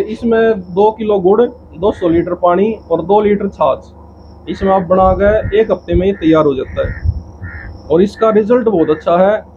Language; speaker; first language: Hindi; native; Hindi